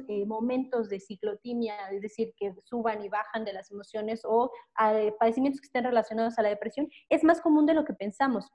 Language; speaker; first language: Spanish; native; Spanish